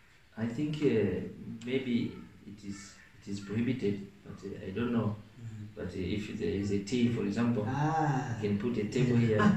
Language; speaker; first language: English; non-native, local second language; Swahili